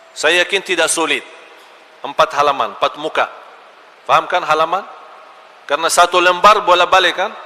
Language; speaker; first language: Malay; non-native, fluent; Arabic